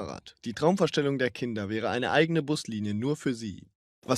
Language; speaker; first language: German; native; German